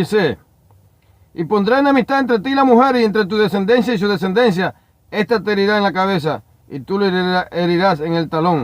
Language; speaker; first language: Spanish; native; Spanish